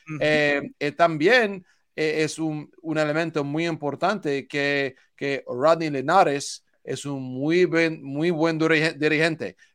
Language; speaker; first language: Spanish; non-native, learner; English